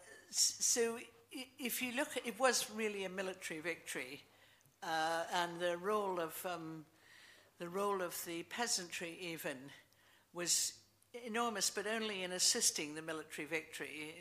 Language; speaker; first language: English; native; English